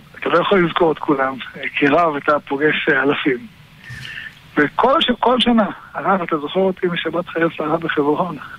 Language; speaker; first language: Hebrew; native; Hebrew